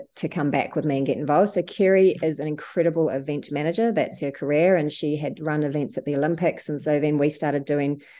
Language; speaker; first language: English; native; English